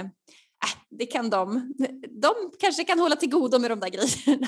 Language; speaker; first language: Swedish; native; Swedish